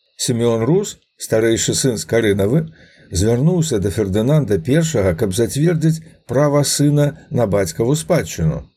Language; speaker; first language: Belarusian; native; Belarusian